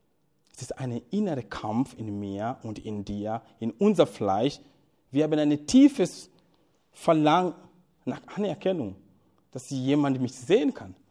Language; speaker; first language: German; non-native, fluent; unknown